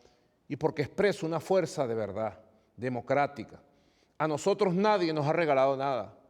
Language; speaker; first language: Spanish; native; Spanish